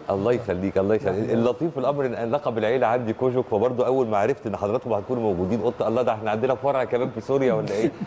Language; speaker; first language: Arabic; native; Arabic